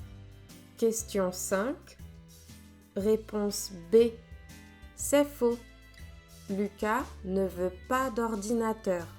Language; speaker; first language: French; native; French